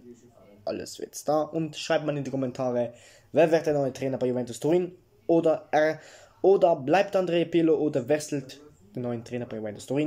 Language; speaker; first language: German; early bilingual, other home language; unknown